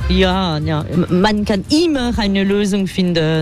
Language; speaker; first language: German; non-native, fluent; French